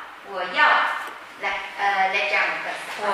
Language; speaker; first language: Italian; non-native, fluent; Chinese